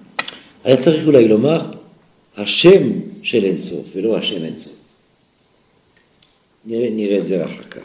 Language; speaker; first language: Hebrew; non-native, fluent; French